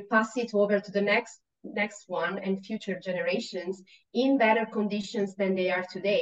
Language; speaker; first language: English; non-native, fluent; Italian